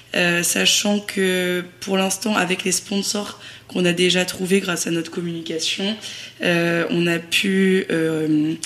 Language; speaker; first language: French; native; French